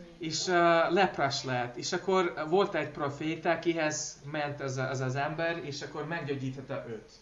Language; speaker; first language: Hungarian; non-native, learner; Russian